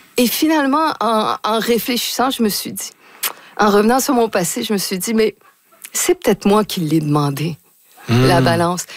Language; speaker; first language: French; early bilingual, other home language; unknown